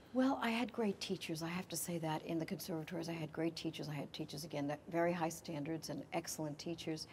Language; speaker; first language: English; native; English